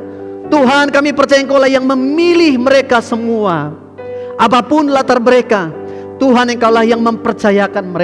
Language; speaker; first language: Indonesian; native; Indonesian